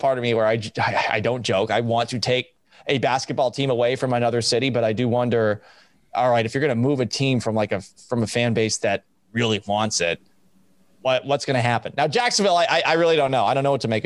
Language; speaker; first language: English; native; English